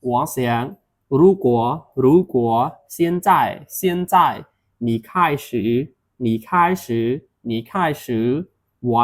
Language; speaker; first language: Chinese; non-native, learner; Khmer